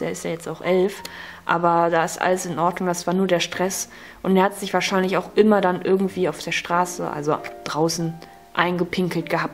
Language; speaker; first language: German; native; German